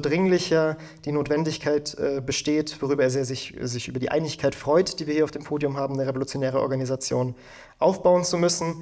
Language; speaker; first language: German; native; German